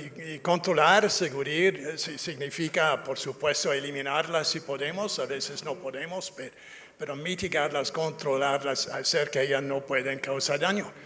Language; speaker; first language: Spanish; non-native, fluent; English